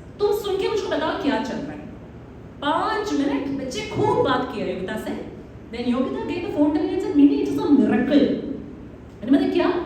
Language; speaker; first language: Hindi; non-native, local second language; Malayalam